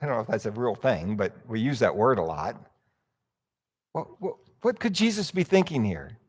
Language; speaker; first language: English; native; English